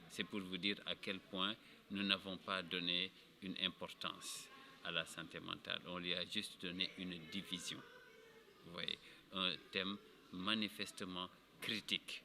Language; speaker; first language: French; non-native, local second language; Wolof